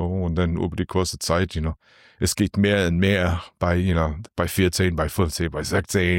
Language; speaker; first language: German; non-native, learner; English